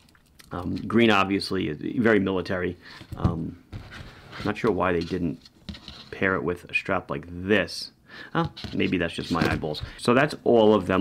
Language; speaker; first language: English; native; English